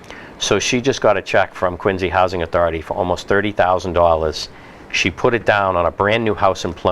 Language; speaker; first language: English; native; English